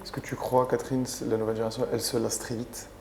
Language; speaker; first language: French; native; French